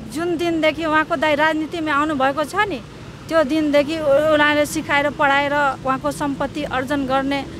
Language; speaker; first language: Nepali; non-native, local second language; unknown